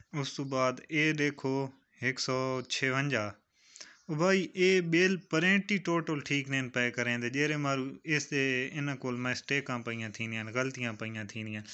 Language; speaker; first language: Punjabi; non-native, local second language; Saraiki